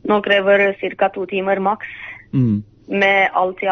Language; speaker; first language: Norwegian; non-native, fluent; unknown